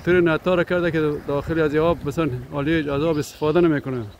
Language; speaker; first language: Persian; native; Persian